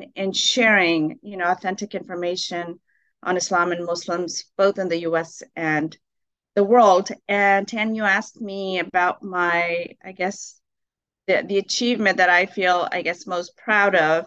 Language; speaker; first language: English; native; English